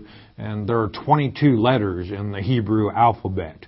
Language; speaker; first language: English; native; English